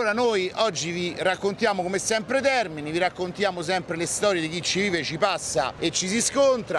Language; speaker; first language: Italian; native; Italian